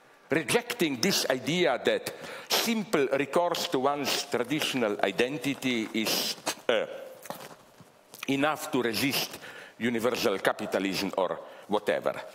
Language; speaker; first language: English; non-native, fluent; Slovenian